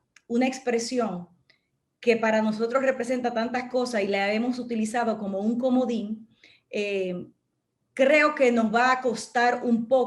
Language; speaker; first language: Spanish; native; Spanish